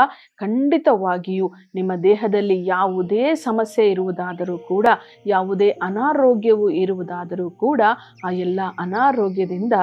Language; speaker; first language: Kannada; native; Kannada